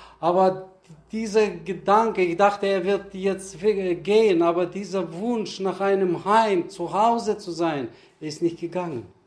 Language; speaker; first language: German; early bilingual, heritage; German